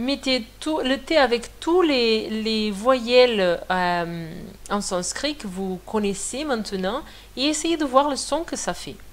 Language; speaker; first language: French; non-native, fluent; Portuguese